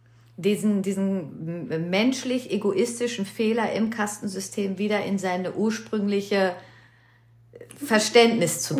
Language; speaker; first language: German; early bilingual, other home language; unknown